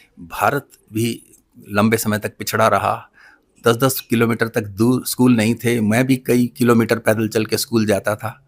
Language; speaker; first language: Hindi; non-native, local second language; Punjabi